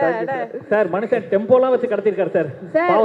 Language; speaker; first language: Tamil; native; Tamil